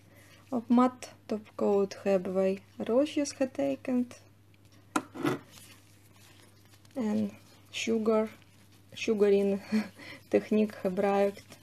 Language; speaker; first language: Dutch; non-native, fluent; Russian